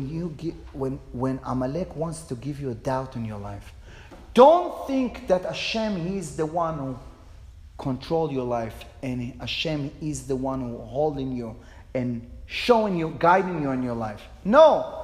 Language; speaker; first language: English; non-native, fluent; Hebrew